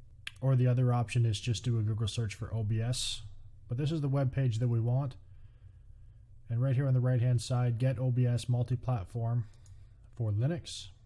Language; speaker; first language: English; native; English